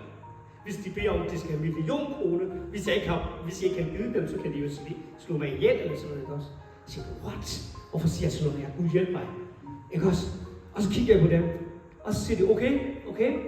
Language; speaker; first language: Danish; non-native, fluent; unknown